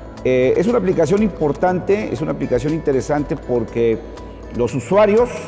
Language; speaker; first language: Spanish; native; Spanish